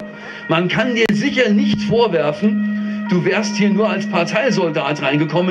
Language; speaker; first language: German; native; German